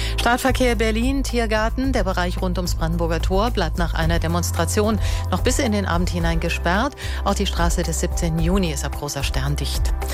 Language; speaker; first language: German; native; German